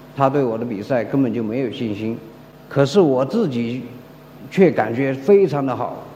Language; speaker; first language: Chinese; native; Chinese